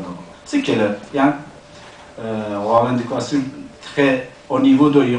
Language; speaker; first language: French; non-native, learner; Persian